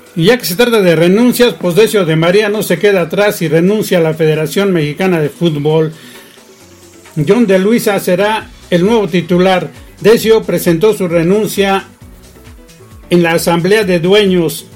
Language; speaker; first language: Spanish; native; Spanish